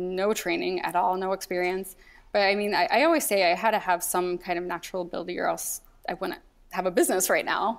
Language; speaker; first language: English; native; English